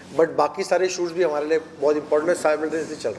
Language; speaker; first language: Hindi; native; Hindi